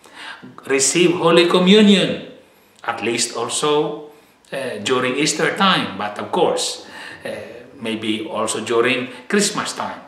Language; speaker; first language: English; non-native, fluent; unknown